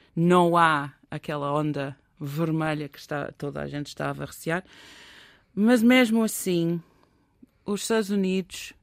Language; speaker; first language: Portuguese; non-native, fluent; English